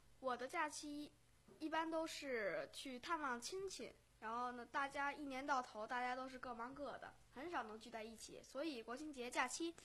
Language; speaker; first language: Chinese; native; Chinese